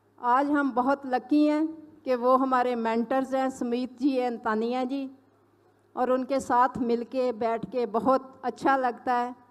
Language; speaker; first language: Hindi; non-native, local second language; Punjabi